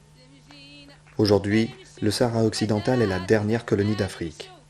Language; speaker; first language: French; native; French